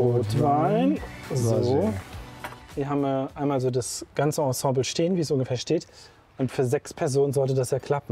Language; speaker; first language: German; native; German